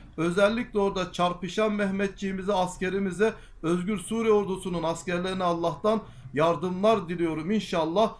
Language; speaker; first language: Turkish; non-native, local second language; Kurdish